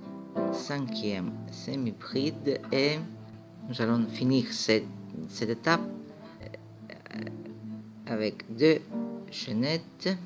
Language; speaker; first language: French; non-native, fluent; Greek